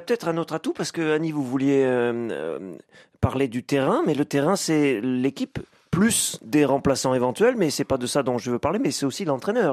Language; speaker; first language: French; native; French